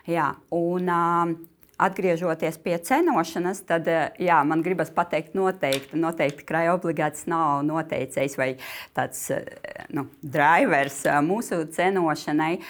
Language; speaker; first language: Latvian; non-native, local second language; Russian